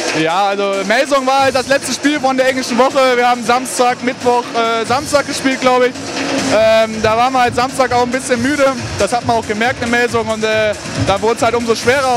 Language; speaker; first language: German; native; German